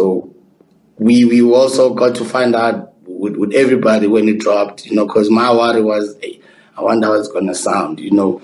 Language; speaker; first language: English; non-native, local second language; Zulu